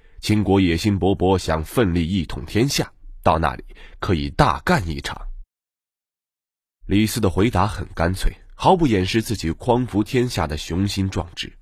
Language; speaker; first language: Chinese; native; Chinese